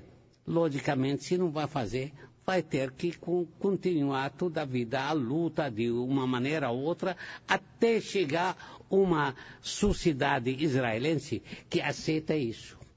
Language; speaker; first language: Portuguese; non-native, fluent; Arabic